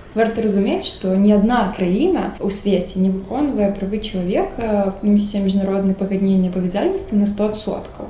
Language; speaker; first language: Belarusian; non-native, local second language; Russian